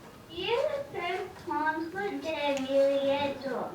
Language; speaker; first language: French; non-native, learner; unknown